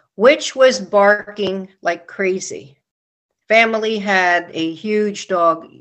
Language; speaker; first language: English; non-native, local second language; Filipino